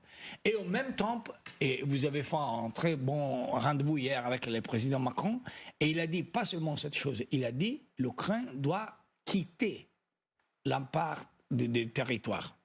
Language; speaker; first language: French; non-native, fluent; Italian